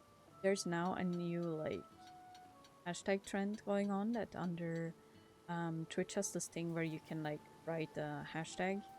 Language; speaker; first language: English; non-native, fluent; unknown